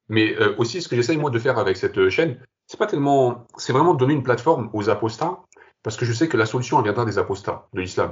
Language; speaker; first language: French; early bilingual, other home language; Kabyle